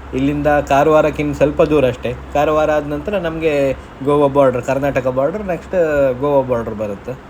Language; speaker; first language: Kannada; non-native, local second language; Konkani